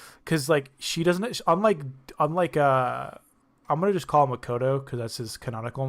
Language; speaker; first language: English; native; English